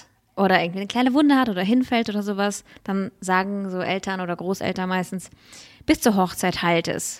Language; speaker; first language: German; early bilingual, other home language; Russian